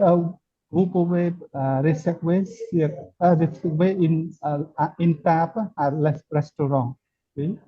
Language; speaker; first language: French; non-native, learner; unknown